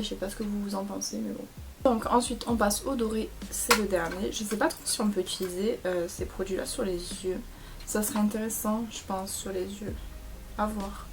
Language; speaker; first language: French; native; French